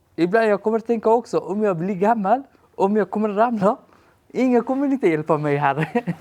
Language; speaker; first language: Swedish; non-native, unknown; Persian